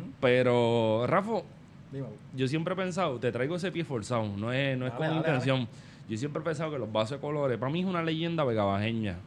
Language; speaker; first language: Spanish; native; Spanish